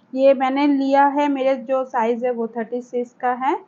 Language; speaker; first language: Hindi; non-native, local second language; Bangla